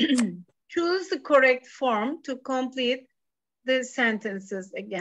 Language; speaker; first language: English; non-native, fluent; Turkish